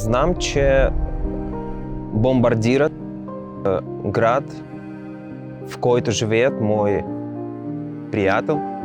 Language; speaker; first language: Bulgarian; non-native, learner; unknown